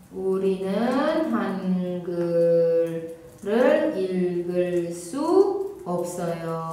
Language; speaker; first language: Korean; non-native, fluent; Indonesian